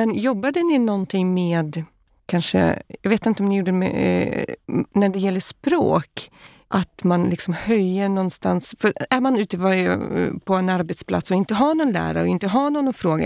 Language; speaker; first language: Swedish; non-native, fluent; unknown